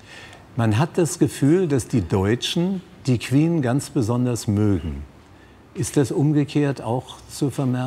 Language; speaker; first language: German; native; German